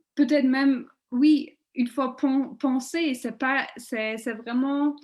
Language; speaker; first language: French; non-native, local second language; German